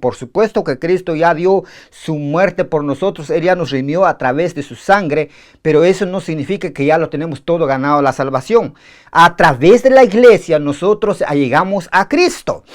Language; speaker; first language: Spanish; native; Spanish